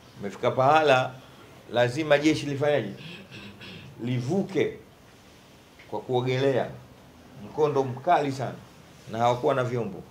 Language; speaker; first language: Swahili; native; Swahili